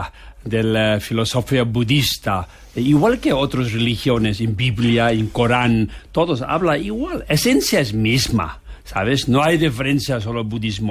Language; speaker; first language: Spanish; non-native, learner; Tibetan